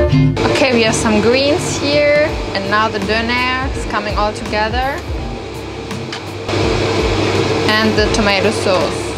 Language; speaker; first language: English; non-native, fluent; German